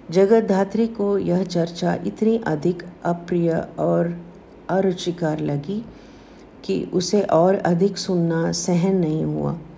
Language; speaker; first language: Hindi; non-native, local second language; Tamil